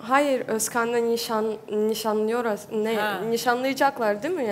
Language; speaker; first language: Turkish; non-native, learner; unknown